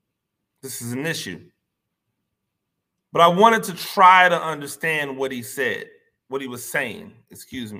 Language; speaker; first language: English; native; English